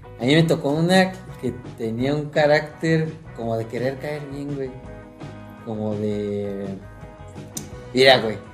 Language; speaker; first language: Spanish; native; Spanish